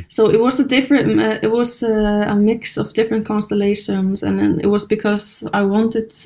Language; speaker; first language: English; non-native, fluent; Icelandic